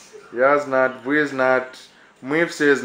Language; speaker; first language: Russian; non-native, learner; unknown